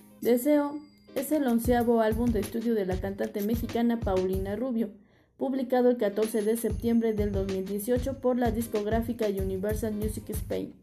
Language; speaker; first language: Spanish; native; Spanish